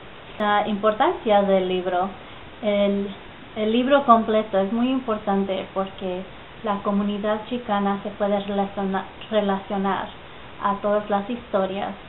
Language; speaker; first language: Spanish; early bilingual, heritage; Spanish